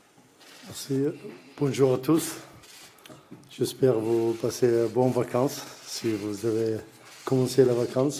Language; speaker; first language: French; non-native, learner; Arabic